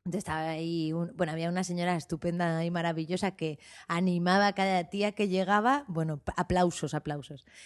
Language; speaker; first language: Spanish; native; Spanish